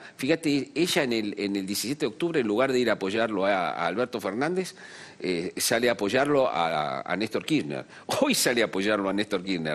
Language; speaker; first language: Spanish; native; Spanish